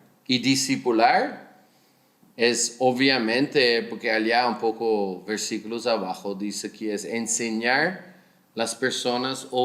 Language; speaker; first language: Spanish; non-native, fluent; Portuguese